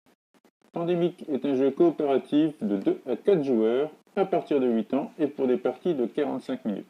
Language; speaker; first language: French; native; French